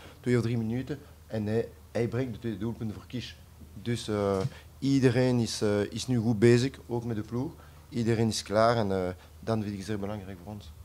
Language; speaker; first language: Dutch; non-native, local second language; French